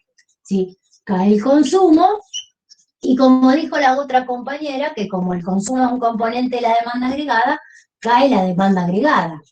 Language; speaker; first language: Spanish; native; Spanish